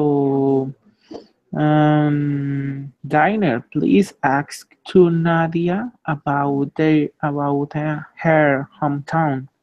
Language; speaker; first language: English; non-native, fluent; Spanish